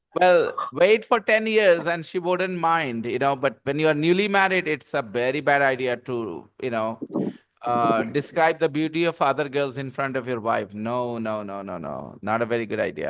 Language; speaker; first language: English; non-native, local second language; Hindi